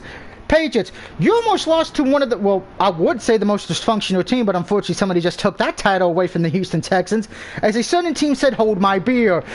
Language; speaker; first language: English; native; English